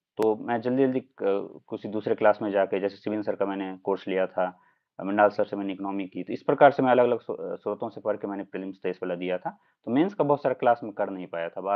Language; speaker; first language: Hindi; non-native, local second language; Maithili